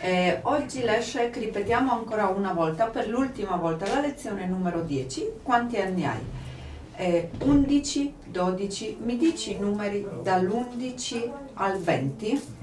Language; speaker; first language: Italian; non-native, fluent; Polish